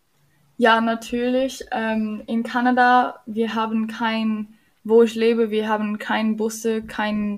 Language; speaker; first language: German; non-native, learner; English